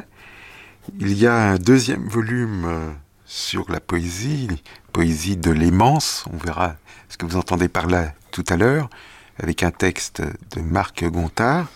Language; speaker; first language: French; native; French